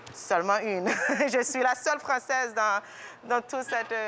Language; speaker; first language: French; early bilingual, heritage; French